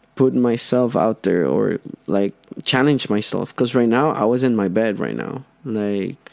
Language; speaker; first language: English; non-native, fluent; Spanish